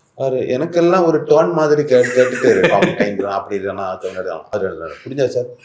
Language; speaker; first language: Tamil; non-native, learner; Malayalam